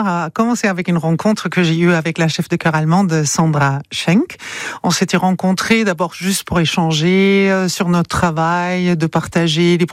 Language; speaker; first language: French; non-native, fluent; German